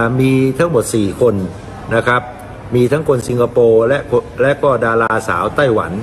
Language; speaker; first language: Thai; native; Thai